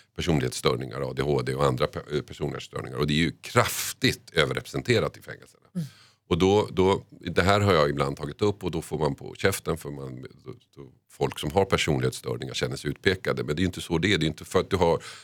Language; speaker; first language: Swedish; early bilingual, other home language; Finnish